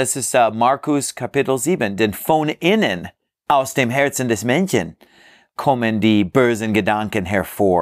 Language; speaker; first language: German; non-native, learner; English